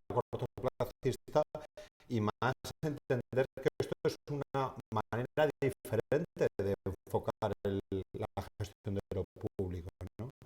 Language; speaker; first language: Spanish; native; Spanish